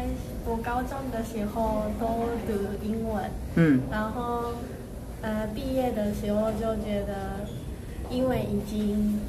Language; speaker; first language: Chinese; non-native, fluent; Japanese